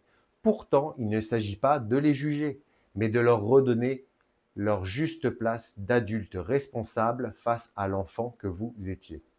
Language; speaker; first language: French; native; French